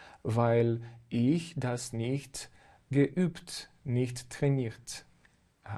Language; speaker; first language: German; non-native, fluent; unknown